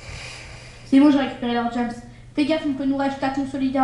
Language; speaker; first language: French; native; French